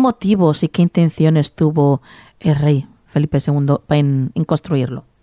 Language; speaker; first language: Spanish; native; Spanish